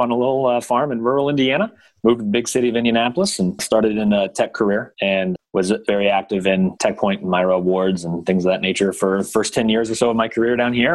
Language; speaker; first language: English; native; English